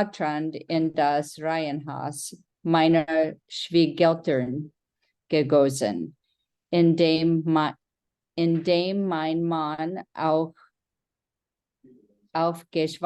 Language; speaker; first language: German; non-native, learner; English